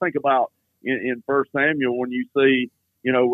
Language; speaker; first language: English; native; English